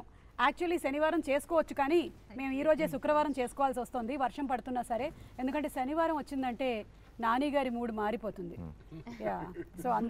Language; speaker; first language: Telugu; native; Telugu